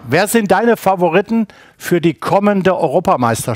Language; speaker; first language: German; native; German